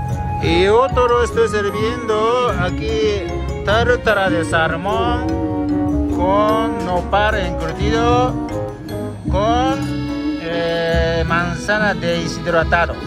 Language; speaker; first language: Spanish; non-native, learner; Japanese